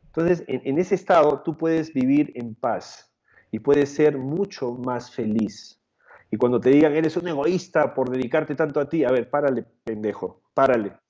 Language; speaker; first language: Spanish; native; Spanish